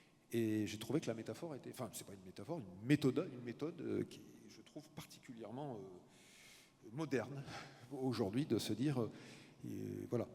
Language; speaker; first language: French; native; French